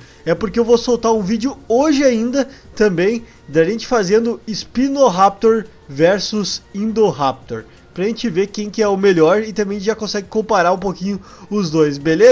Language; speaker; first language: Portuguese; native; Portuguese